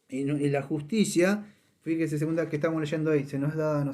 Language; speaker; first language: Spanish; native; Spanish